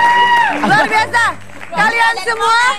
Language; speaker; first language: Indonesian; native; Indonesian